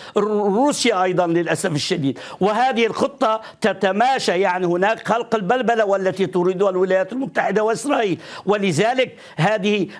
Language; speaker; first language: Arabic; non-native, fluent; Turkish